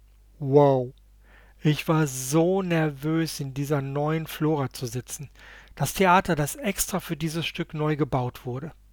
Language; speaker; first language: German; native; German